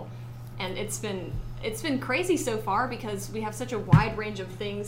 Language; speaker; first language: English; native; English